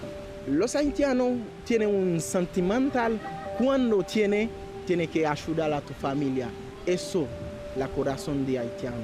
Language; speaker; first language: Spanish; non-native, learner; Haitian Creole